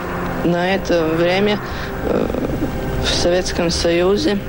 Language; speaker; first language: Russian; non-native, local second language; Latvian